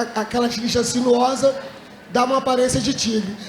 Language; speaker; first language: Portuguese; native; Portuguese